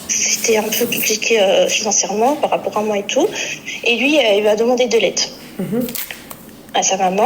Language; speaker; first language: French; native; French